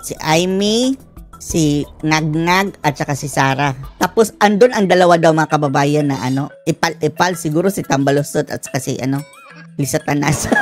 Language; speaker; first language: Filipino; native; Filipino